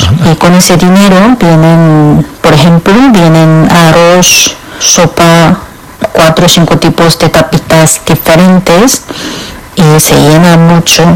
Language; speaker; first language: Spanish; non-native, learner; Korean